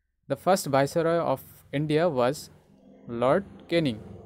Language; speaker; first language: English; non-native, local second language; Bangla